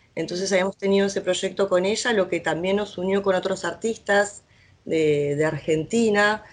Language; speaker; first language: Spanish; native; Spanish